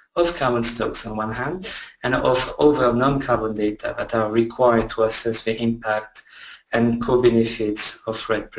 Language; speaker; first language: English; non-native, fluent; French